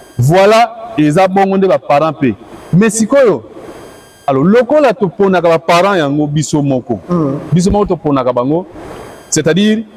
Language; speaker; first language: Lingala; non-native, local second language; Kongo